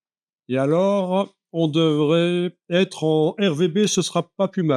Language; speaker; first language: French; native; French